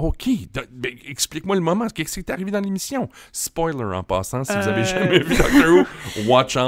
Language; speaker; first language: French; native; French